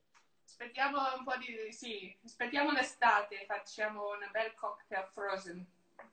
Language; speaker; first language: Italian; non-native, learner; English